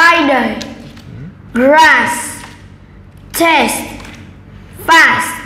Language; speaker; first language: English; non-native, learner; Vietnamese